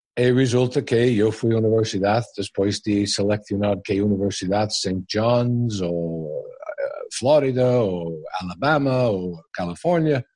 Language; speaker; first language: Spanish; non-native, fluent; English